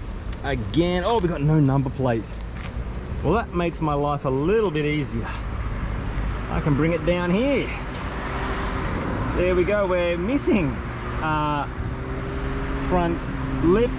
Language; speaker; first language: English; native; English